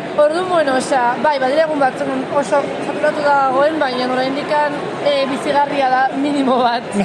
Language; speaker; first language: Basque; non-native, local second language; Spanish